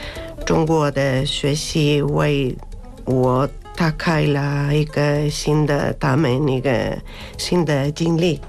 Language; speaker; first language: Chinese; non-native, learner; Spanish